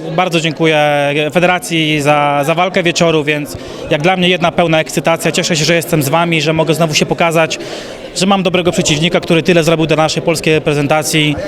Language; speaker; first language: Polish; native; Polish